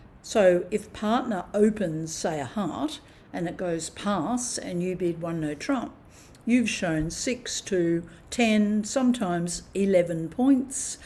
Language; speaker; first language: English; native; English